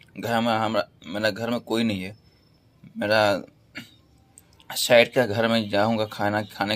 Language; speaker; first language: Hindi; non-native, local second language; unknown